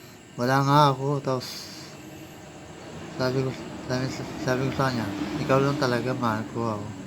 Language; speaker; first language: Filipino; non-native, local second language; Cebuano